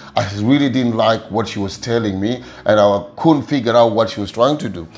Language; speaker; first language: English; non-native, local second language; Luyia